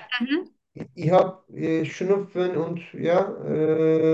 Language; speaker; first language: German; non-native, learner; Turkish